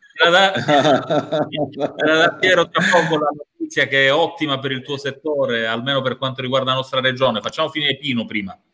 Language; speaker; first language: Italian; native; Italian